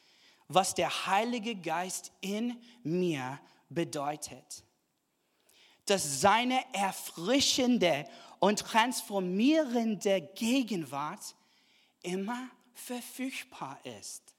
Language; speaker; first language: German; non-native, fluent; English